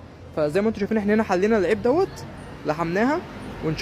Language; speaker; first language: Arabic; native; Arabic